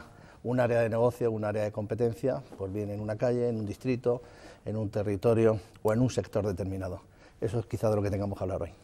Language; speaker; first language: Spanish; native; Spanish